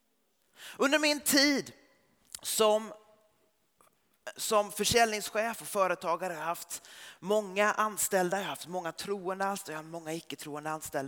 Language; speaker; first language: Swedish; early bilingual, heritage; Swedish